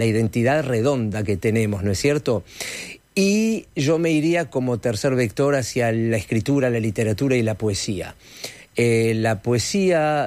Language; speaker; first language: Spanish; native; Spanish